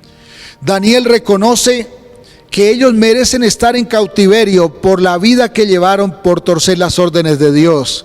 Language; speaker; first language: Spanish; native; Spanish